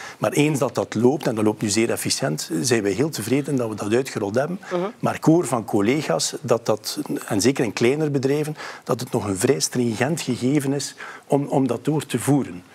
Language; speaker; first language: Dutch; native; Dutch